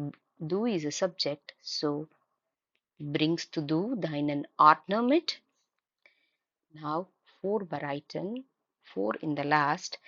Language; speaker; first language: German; non-native, fluent; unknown